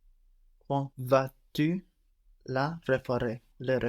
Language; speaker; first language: French; non-native, learner; English